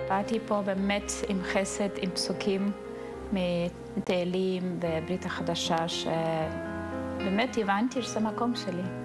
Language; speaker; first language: Hebrew; non-native, fluent; German